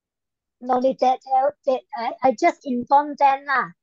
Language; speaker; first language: English; non-native, learner; Malay